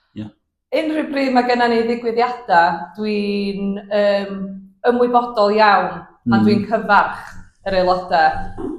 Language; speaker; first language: Welsh; native; Welsh